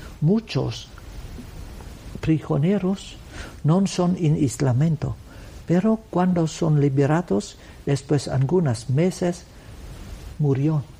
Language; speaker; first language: Spanish; non-native, learner; Vietnamese